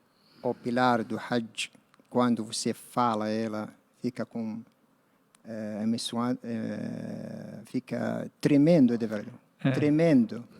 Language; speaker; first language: Portuguese; non-native, learner; Arabic